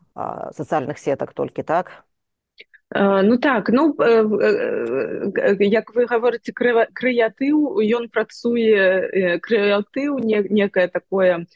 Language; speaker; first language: Belarusian; non-native, local second language; Russian